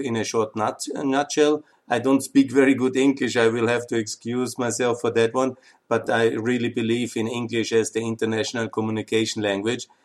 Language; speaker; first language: English; non-native, fluent; German